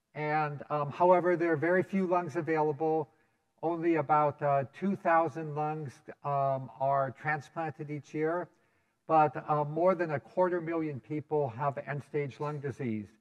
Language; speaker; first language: English; native; English